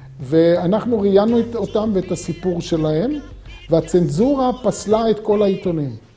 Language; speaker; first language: Hebrew; native; Hebrew